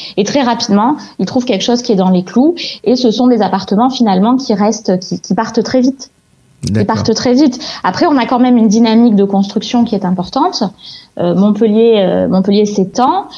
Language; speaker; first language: French; native; French